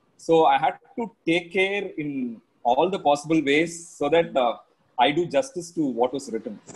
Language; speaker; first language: English; non-native, local second language; Tamil